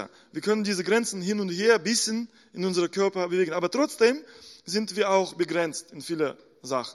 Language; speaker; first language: German; non-native, fluent; Russian